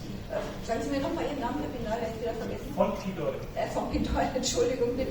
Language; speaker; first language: German; native; German